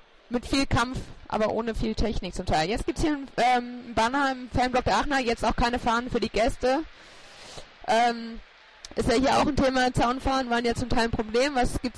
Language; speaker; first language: German; native; German